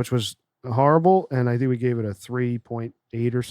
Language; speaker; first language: English; native; English